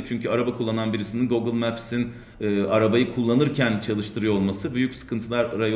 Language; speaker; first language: Turkish; native; Turkish